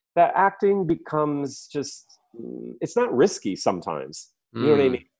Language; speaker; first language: English; native; English